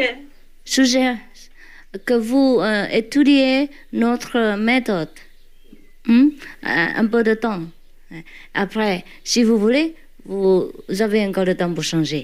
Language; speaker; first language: French; non-native, learner; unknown